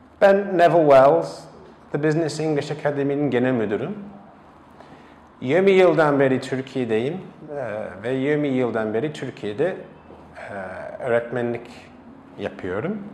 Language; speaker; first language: Turkish; non-native, fluent; English